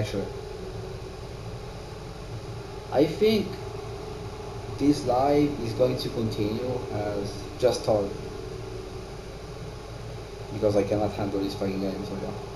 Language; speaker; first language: English; non-native, learner; Italian